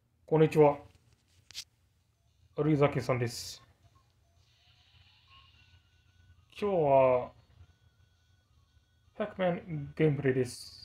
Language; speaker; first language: Japanese; non-native, learner; English